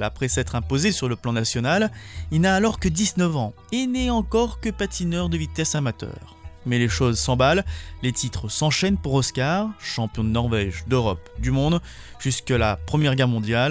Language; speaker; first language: French; native; French